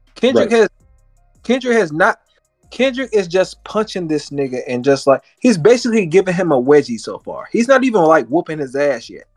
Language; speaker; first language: English; native; English